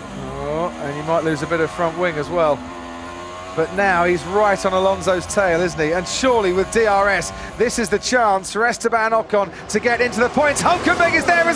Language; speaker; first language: English; native; English